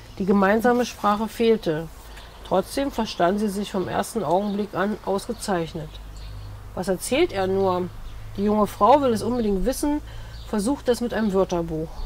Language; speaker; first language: German; native; German